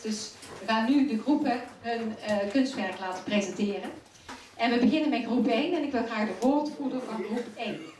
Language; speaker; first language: Dutch; native; Dutch